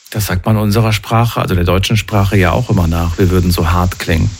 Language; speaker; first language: German; native; German